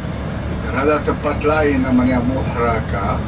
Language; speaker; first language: Indonesian; non-native, learner; Hebrew